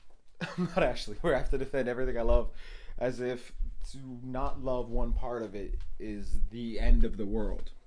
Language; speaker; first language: English; native; English